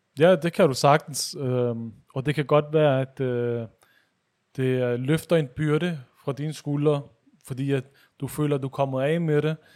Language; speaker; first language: Danish; early bilingual, other home language; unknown